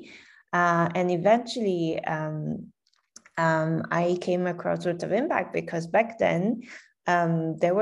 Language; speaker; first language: English; non-native, local second language; Cantonese